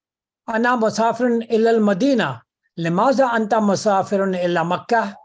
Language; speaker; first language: Arabic; non-native, fluent; Urdu